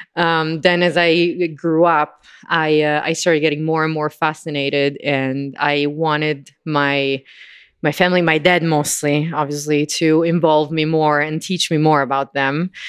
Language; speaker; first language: English; non-native, fluent; Italian